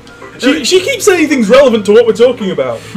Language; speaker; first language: English; native; English